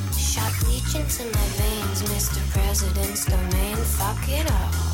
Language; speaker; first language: English; non-native, fluent; Danish